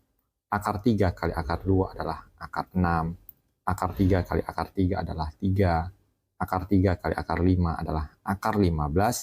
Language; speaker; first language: Indonesian; native; Indonesian